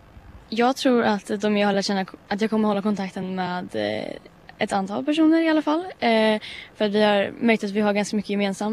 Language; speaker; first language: Swedish; native; Swedish